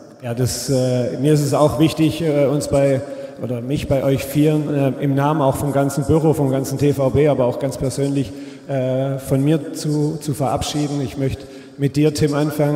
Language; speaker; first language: German; native; German